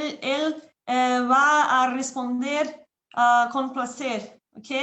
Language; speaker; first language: Spanish; non-native, learner; Portuguese